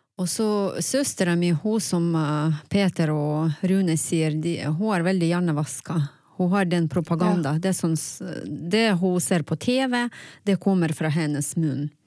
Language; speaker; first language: Norwegian; non-native, fluent; Ukrainian